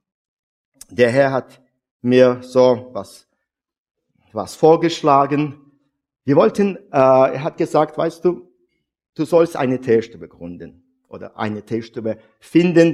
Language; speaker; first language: German; non-native, fluent; Russian